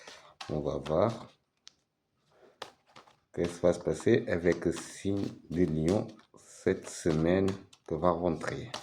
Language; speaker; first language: French; non-native, fluent; Portuguese